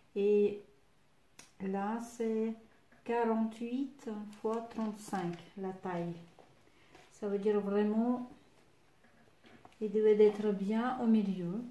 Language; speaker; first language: French; non-native, fluent; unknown